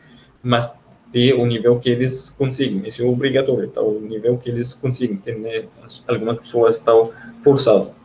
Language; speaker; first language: Portuguese; non-native, learner; Arabic